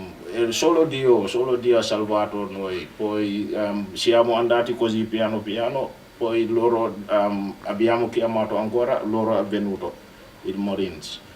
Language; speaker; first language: Italian; non-native, learner; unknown